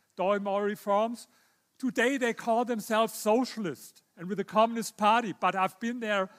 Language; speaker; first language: English; non-native, fluent; German